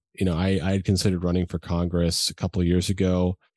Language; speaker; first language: English; native; English